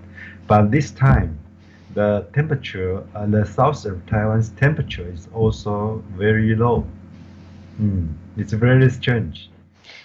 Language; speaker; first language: English; non-native, learner; Chinese